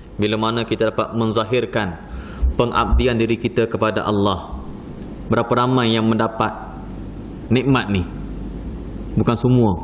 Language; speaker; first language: Malay; native; Malay